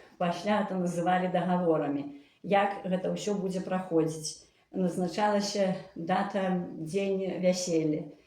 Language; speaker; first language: Belarusian; native; Belarusian